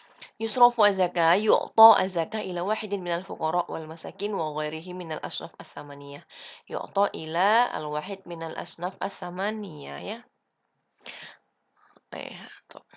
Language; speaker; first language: Arabic; non-native, fluent; Indonesian